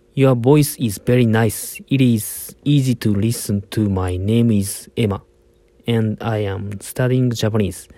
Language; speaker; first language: English; non-native, learner; Japanese